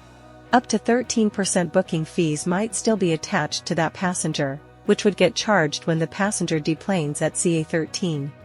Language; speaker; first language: English; native; English